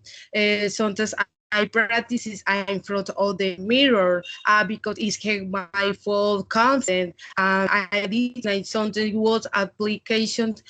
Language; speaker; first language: English; non-native, learner; Spanish